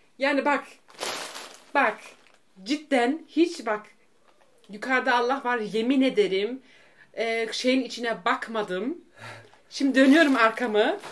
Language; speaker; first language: Turkish; early bilingual, heritage; Turkish